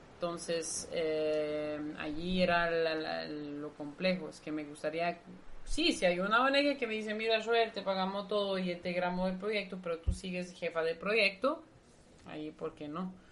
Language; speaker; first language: Spanish; non-native, fluent; Dutch